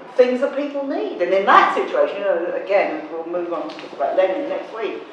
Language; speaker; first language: English; native; English